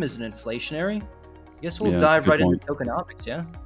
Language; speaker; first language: English; native; English